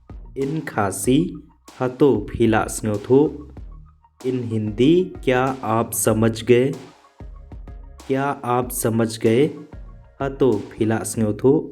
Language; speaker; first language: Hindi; non-native, local second language; Khasi